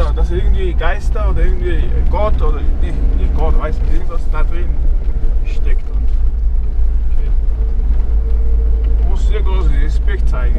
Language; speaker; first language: German; non-native, fluent; Mongolian